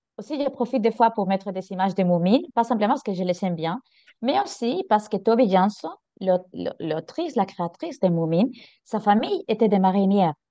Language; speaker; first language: French; non-native, fluent; Spanish